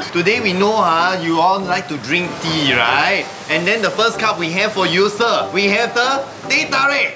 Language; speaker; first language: English; non-native, local second language; Chinese